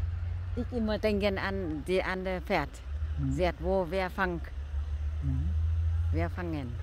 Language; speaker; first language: German; non-native, learner; Vietnamese